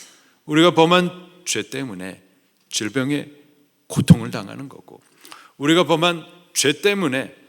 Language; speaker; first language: Korean; native; Korean